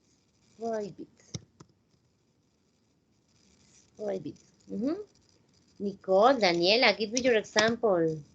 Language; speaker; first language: English; non-native, fluent; Spanish